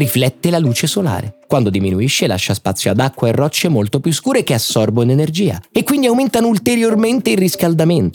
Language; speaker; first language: Italian; native; Italian